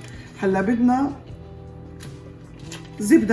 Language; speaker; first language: Arabic; native; Arabic